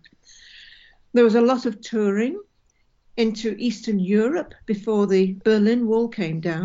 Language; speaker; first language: English; native; English